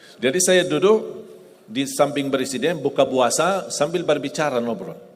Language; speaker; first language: Indonesian; non-native, fluent; Arabic